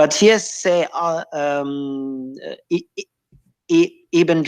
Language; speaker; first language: English; non-native, learner; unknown